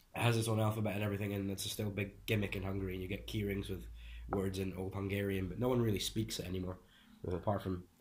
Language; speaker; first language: English; early bilingual, other home language; Hungarian